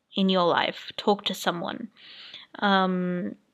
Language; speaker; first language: English; native; English